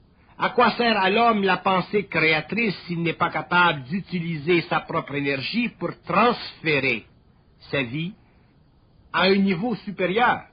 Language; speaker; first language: French; native; French